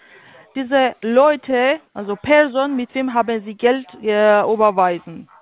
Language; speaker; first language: German; non-native, learner; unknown